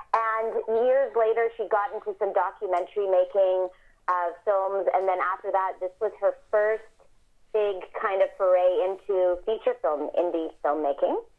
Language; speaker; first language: English; native; English